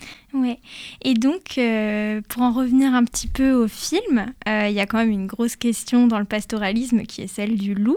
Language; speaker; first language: French; native; French